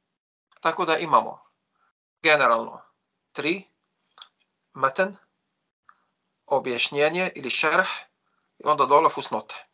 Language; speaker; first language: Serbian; non-native, fluent; Arabic